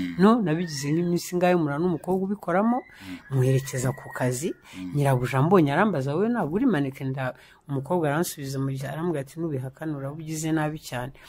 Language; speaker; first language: Kinyarwanda; early bilingual, heritage; Kinyarwanda